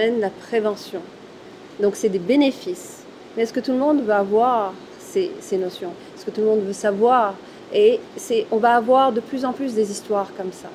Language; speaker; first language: French; native; French